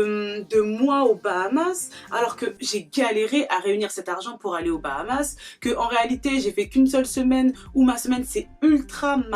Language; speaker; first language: French; native; French